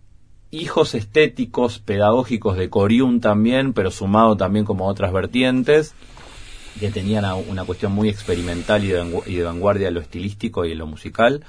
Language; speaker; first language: Spanish; native; Spanish